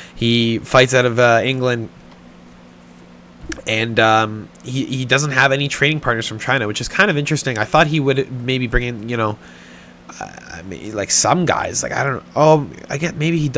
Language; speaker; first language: English; native; English